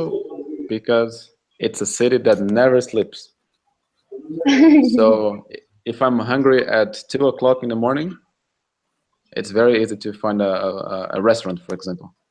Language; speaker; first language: English; non-native, fluent; Russian